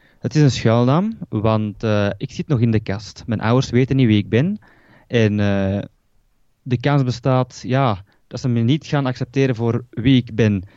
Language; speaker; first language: Dutch; early bilingual, other home language; Turkish